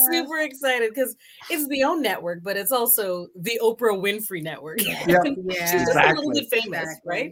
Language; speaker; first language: English; native; English